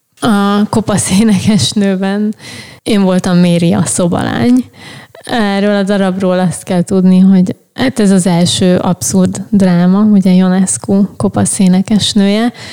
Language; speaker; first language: Hungarian; native; Hungarian